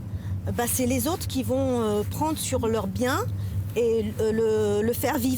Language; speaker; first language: French; non-native, local second language; Arabic